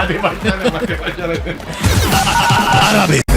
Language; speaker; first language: Turkish; non-native, learner; Italian